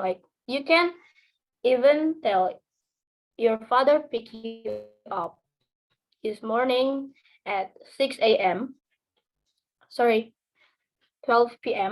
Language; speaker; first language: English; non-native, learner; Indonesian